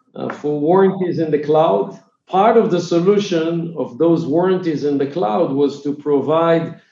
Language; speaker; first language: English; non-native, fluent; Hebrew